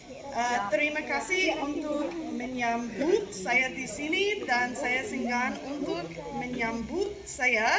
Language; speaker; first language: Indonesian; non-native, learner; English